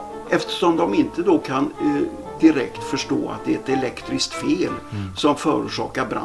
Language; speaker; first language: Swedish; native; Swedish